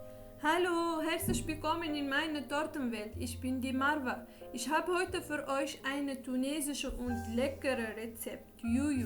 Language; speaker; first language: German; non-native, learner; Arabic